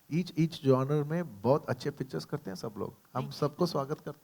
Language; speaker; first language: Hindi; non-native, local second language; Telugu